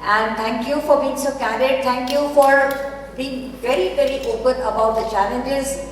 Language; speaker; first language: English; non-native, local second language; Urdu